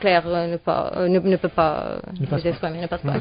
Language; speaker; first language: French; non-native, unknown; Serbian